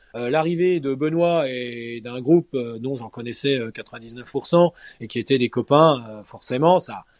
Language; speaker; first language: French; native; French